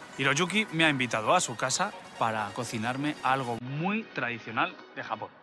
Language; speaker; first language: Spanish; native; Spanish